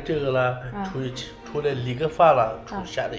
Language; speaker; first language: Chinese; native; Chinese